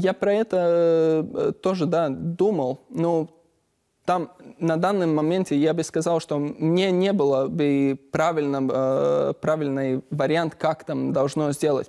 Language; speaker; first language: Russian; non-native, learner; Latvian